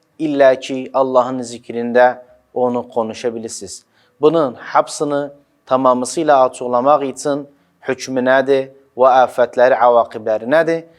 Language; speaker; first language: Turkish; native; Turkish